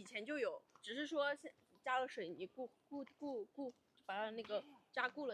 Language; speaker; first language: Chinese; native; Chinese